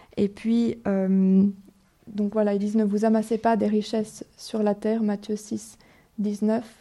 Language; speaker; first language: French; native; French